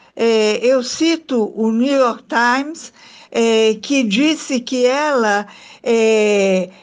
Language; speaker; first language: Portuguese; non-native, fluent; Italian